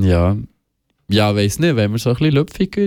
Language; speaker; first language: German; native; German